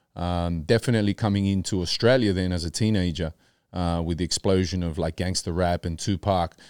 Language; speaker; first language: English; early bilingual, other home language; Spanish